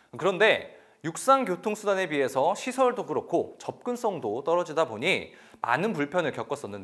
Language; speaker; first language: Korean; native; Korean